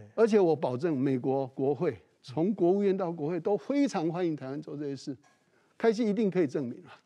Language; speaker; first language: Chinese; native; Chinese